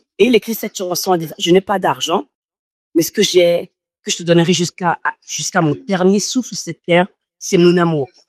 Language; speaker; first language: French; non-native, local second language; Fon